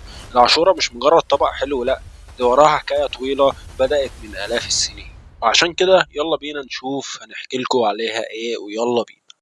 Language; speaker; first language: Arabic; native; Arabic